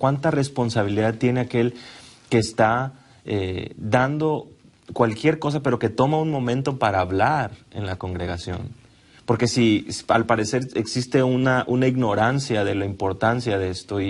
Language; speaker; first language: Spanish; native; Spanish